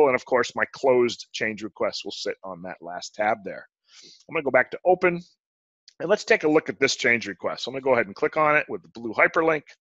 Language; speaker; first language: English; native; English